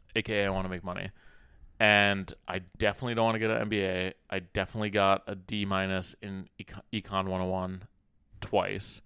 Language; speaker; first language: English; early bilingual, other home language; Arabic